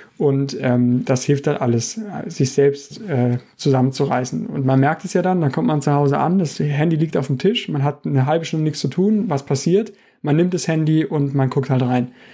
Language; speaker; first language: German; native; German